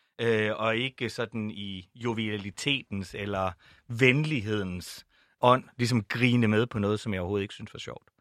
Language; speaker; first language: Danish; native; Danish